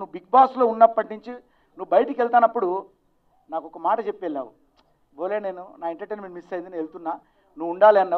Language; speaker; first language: Telugu; native; Telugu